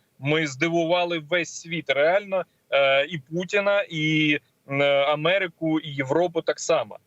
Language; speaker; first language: Ukrainian; non-native, local second language; Russian